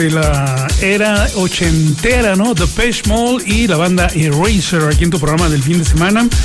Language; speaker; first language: Spanish; early bilingual, other home language; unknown